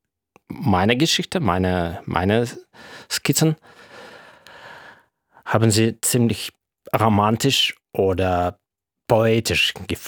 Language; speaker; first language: German; non-native, fluent; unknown